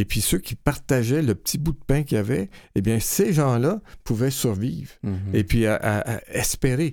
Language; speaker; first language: French; native; French